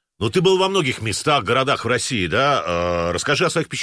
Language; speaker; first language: Russian; native; Russian